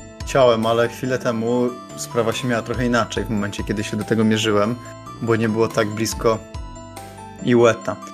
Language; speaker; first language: Polish; native; Polish